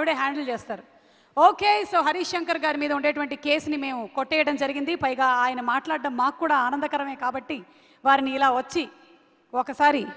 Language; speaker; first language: Telugu; native; Telugu